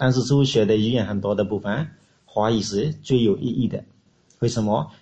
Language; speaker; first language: Chinese; non-native, learner; Burmese